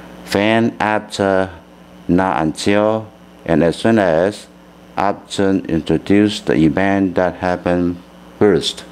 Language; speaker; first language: English; non-native, fluent; Chinese